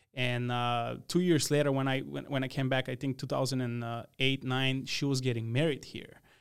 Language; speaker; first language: English; non-native, fluent; Macedonian